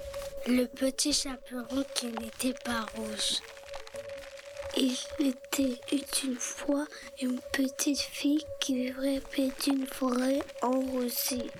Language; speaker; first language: French; native; French